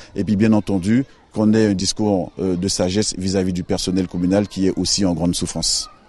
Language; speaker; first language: French; native; French